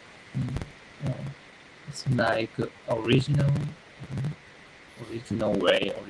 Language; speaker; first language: English; non-native, learner; Japanese